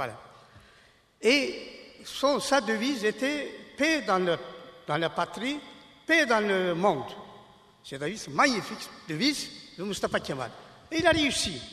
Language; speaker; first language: French; non-native, fluent; Turkish